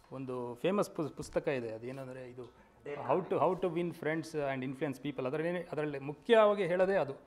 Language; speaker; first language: English; non-native, local second language; Kannada